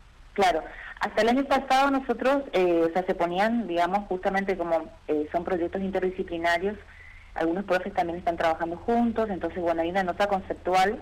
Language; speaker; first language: Spanish; native; Spanish